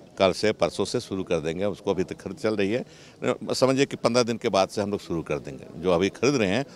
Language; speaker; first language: Hindi; native; Hindi